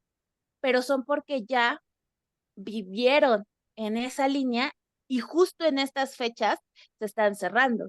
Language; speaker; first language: Spanish; native; Spanish